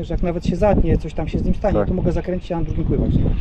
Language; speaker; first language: Polish; native; Polish